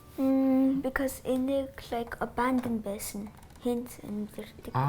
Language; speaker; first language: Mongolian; early bilingual, heritage; Mongolian